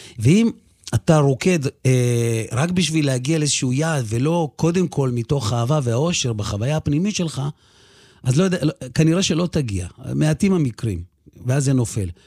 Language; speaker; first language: Hebrew; early bilingual, other home language; Russian